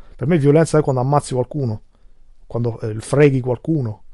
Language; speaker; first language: Italian; early bilingual, other home language; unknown